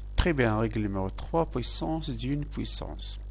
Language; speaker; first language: French; non-native, local second language; Arabic